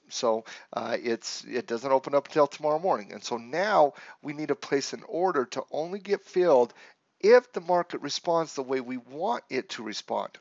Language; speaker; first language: English; native; English